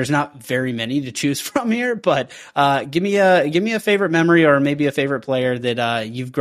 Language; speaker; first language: English; native; English